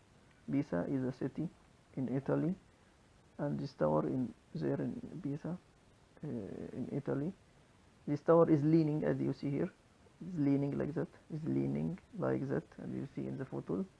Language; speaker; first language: English; non-native, local second language; Arabic